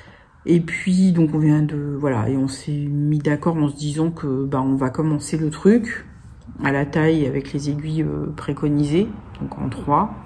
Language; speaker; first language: French; native; French